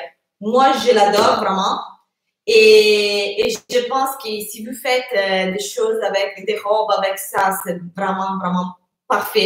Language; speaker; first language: French; non-native, fluent; Italian